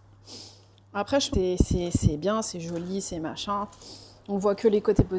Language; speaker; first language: French; native; French